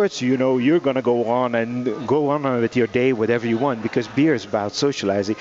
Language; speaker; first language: English; non-native, fluent; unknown